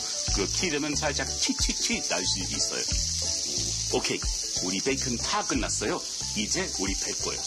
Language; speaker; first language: Korean; non-native, fluent; English